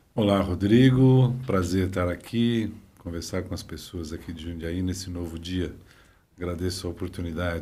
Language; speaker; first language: Portuguese; native; Portuguese